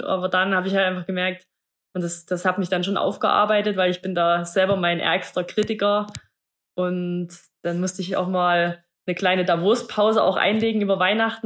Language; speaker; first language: German; native; German